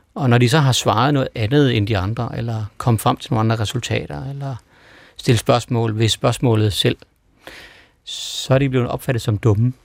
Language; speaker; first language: Danish; native; Danish